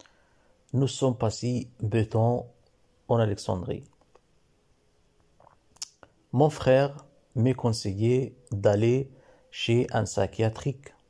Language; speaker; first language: French; non-native, learner; Arabic